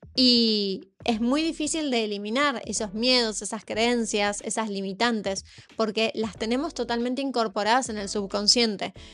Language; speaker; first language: Spanish; native; Spanish